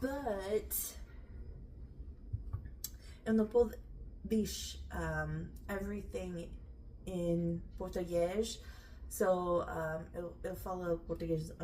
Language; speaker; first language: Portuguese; early bilingual, heritage; English